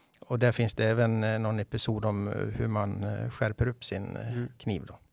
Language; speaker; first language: Swedish; native; Swedish